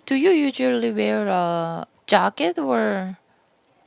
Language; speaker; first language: English; non-native, learner; Korean